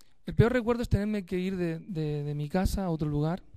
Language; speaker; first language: Spanish; native; Spanish